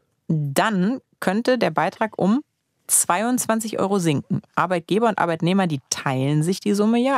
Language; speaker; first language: German; native; German